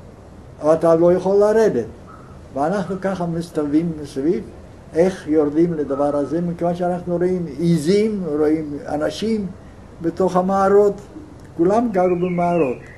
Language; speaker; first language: Hebrew; non-native, fluent; Yiddish